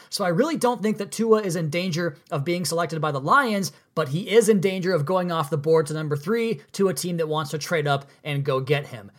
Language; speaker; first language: English; native; English